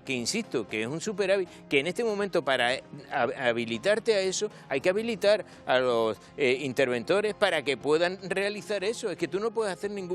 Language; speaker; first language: Spanish; native; Spanish